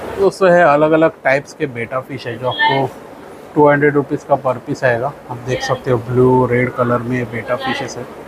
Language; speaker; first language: Hindi; non-native, local second language; Marathi